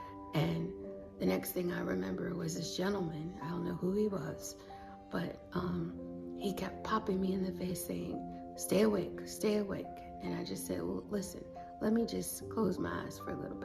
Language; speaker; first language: English; native; English